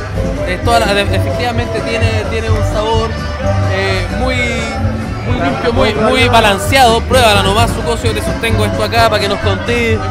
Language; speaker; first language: Spanish; native; Spanish